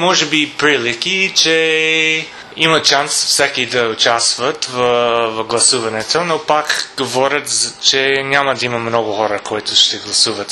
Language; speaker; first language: Bulgarian; non-native, learner; English